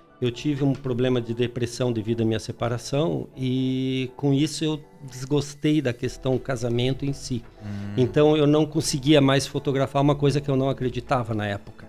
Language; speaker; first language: Portuguese; early bilingual, other home language; Spanish